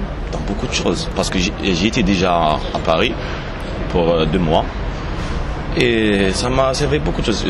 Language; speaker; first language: French; non-native, local second language; Arabic